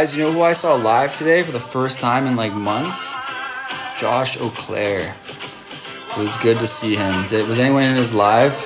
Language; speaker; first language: English; native; English